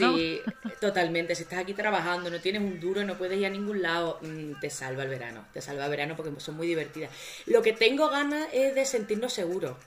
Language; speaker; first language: Spanish; native; Spanish